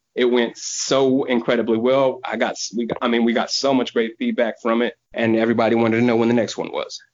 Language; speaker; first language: English; native; English